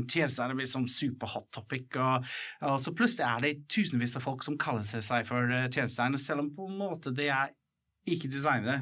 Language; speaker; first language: Norwegian; non-native, fluent; English